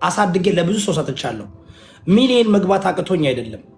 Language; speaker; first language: Amharic; early bilingual, other home language; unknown